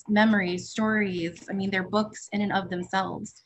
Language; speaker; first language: English; native; English